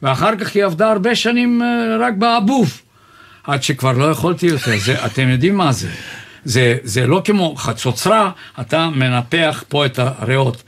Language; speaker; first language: Hebrew; non-native, fluent; Bulgarian